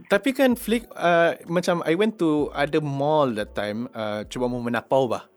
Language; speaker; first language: English; non-native, local second language; Malay